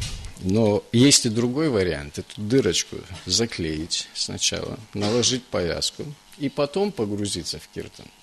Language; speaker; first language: Russian; native; Russian